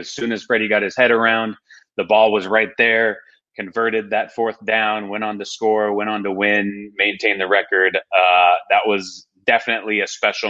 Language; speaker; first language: English; native; English